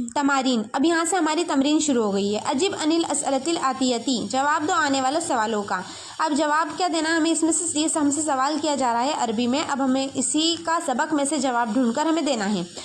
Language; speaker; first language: Urdu; native; Urdu